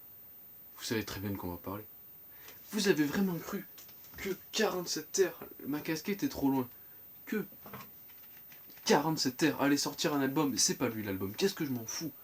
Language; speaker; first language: French; native; French